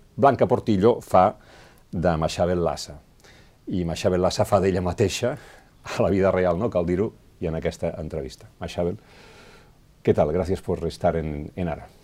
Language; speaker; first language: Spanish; non-native, local second language; Catalan